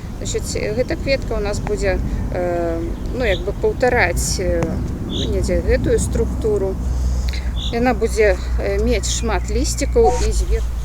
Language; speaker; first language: Belarusian; native; Belarusian